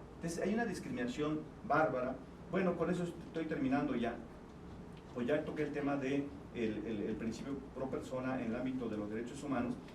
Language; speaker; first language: Spanish; non-native, local second language; Tzeltal